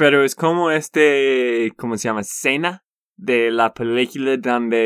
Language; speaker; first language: Spanish; non-native, learner; English